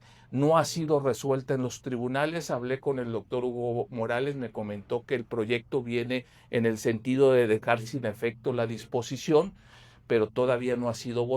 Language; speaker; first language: Spanish; native; Spanish